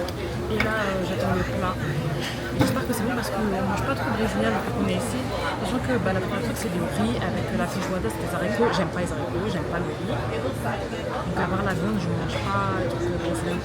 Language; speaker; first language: French; native; French